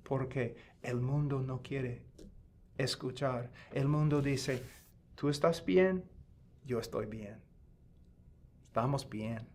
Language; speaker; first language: Spanish; non-native, fluent; English